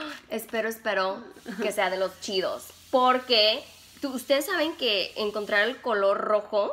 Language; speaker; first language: Spanish; native; Spanish